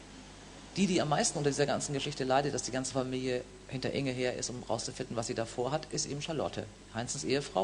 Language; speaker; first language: German; native; German